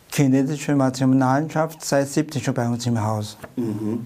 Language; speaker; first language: German; non-native, fluent; Chinese